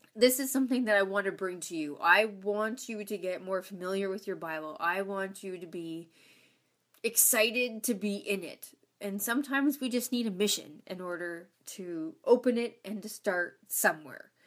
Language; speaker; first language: English; native; English